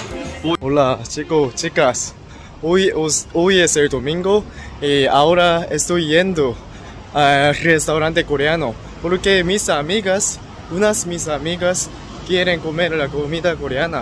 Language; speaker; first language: Spanish; non-native, learner; Korean